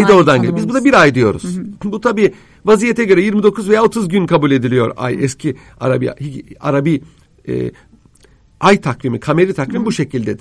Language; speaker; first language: Turkish; native; Turkish